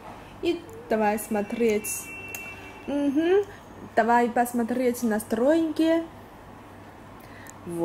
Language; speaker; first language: Russian; non-native, learner; Chinese